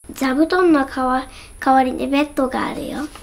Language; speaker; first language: Japanese; native; Japanese